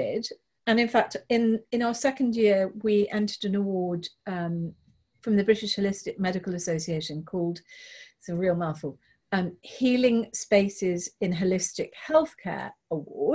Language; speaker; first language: English; native; English